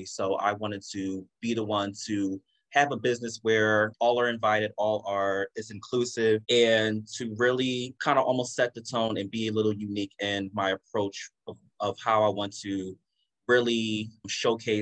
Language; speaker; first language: English; native; English